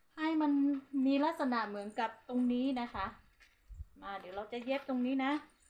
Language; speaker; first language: Thai; non-native, local second language; Hmong